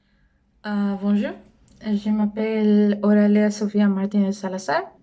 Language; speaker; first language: French; non-native, learner; Spanish